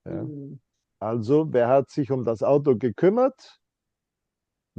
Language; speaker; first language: German; non-native, fluent; English